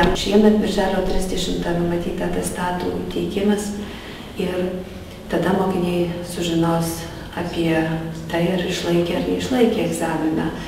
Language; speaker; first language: Lithuanian; native; Lithuanian